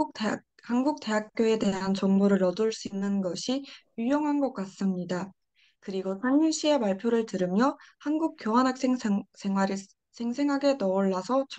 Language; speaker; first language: Korean; non-native, fluent; Turkish